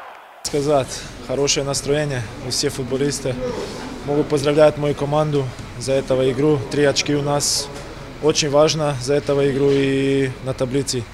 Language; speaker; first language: Russian; non-native, learner; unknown